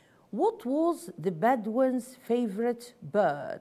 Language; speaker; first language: English; non-native, fluent; Arabic